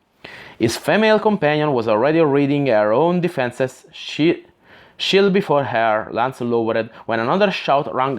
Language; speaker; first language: English; non-native, fluent; Italian